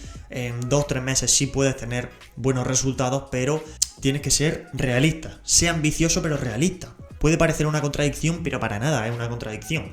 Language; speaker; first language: Spanish; native; Spanish